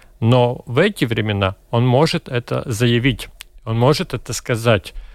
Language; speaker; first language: Russian; non-native, local second language; Latvian